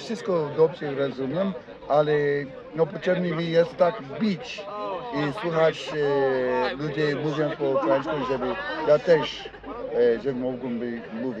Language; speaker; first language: Polish; non-native, learner; English